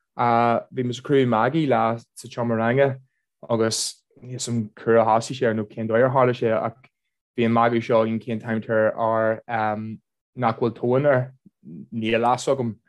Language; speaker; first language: Irish; non-native, local second language; English